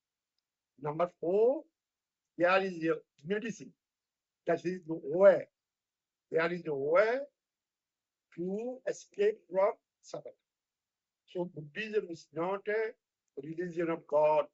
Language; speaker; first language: English; non-native, fluent; Bangla